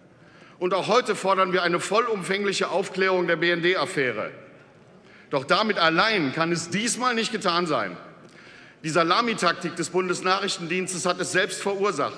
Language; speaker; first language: German; native; German